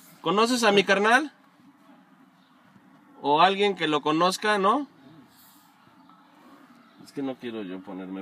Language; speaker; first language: Spanish; native; Spanish